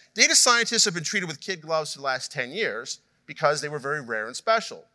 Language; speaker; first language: English; native; English